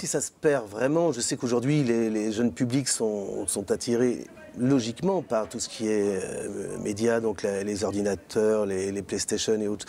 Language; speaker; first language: French; native; French